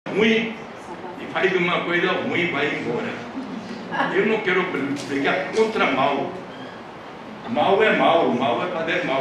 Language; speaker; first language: Portuguese; non-native, fluent; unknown